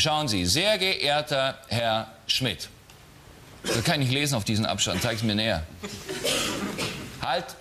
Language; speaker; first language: German; native; German